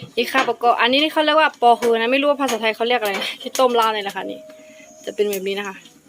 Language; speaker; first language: Thai; non-native, local second language; Karen languages